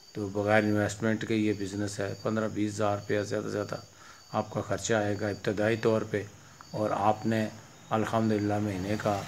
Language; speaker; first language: Urdu; native; Urdu